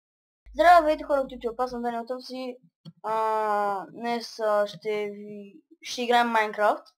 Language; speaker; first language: Bulgarian; early bilingual, other home language; Russian